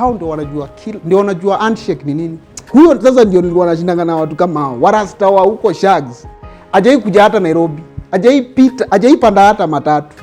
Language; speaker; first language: Swahili; native; Swahili